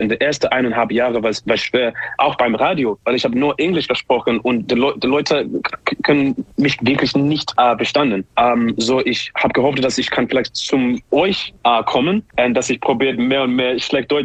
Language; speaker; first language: German; non-native, learner; English